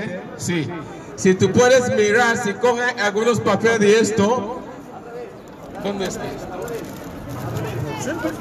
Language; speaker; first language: Spanish; non-native, learner; Igbo